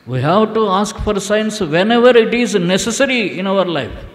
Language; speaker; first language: English; non-native, local second language; Telugu